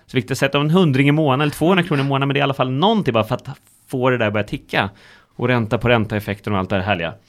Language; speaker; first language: Swedish; native; Swedish